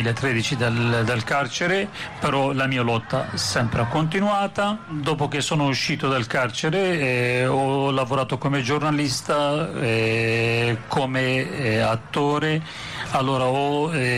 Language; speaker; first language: Italian; non-native, fluent; Turkish